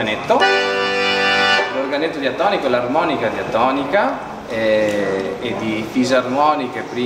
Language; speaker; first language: Italian; native; Italian